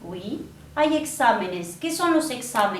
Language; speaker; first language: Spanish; non-native, fluent; French